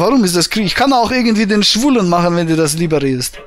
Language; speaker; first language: German; native; German